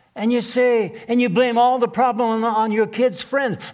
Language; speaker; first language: English; non-native, fluent; Plautdietsch